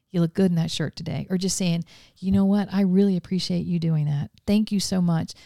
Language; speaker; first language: English; native; English